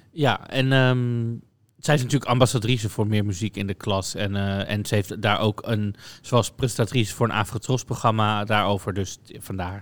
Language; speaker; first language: Dutch; native; Dutch